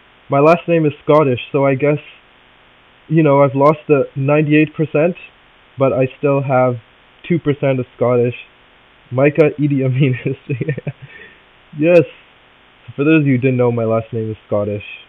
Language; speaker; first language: English; native; English